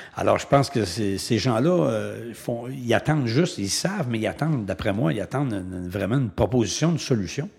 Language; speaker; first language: French; native; French